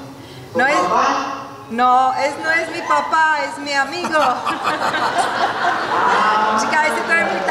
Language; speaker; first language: Spanish; non-native, learner; Czech